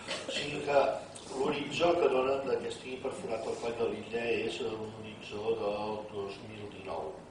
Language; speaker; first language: Catalan; native; Catalan